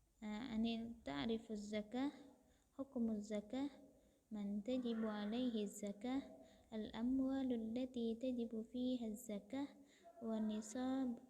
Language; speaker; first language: Arabic; non-native, fluent; Indonesian